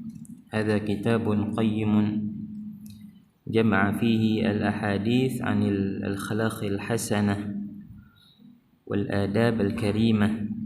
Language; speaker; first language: Arabic; non-native, fluent; Malay